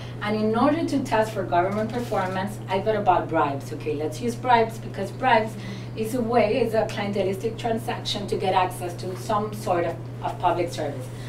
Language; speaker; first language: English; non-native, fluent; Spanish